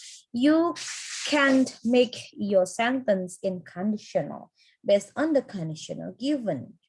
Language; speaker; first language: English; non-native, fluent; Indonesian